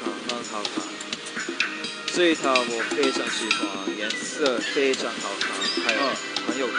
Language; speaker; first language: Chinese; non-native, learner; English